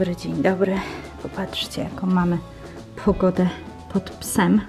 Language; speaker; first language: Polish; native; Polish